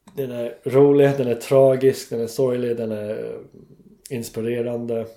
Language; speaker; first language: Swedish; non-native, fluent; English